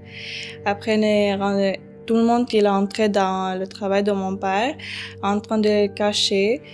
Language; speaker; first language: French; early bilingual, other home language; Arabic